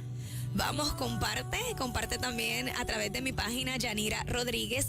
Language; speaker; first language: Spanish; native; Spanish